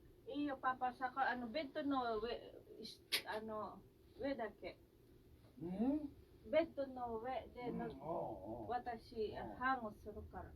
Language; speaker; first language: Japanese; non-native, fluent; Filipino